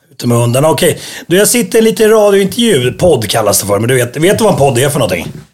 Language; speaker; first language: Swedish; early bilingual, other home language; Finnish